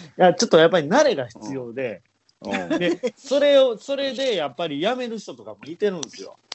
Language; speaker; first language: Japanese; native; Japanese